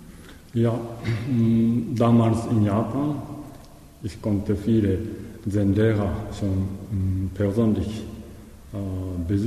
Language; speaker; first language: German; non-native, learner; Japanese